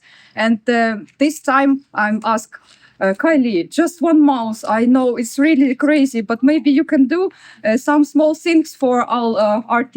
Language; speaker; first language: English; non-native, learner; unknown